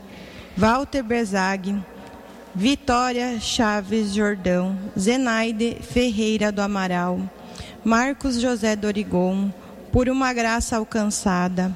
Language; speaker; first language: Portuguese; native; Portuguese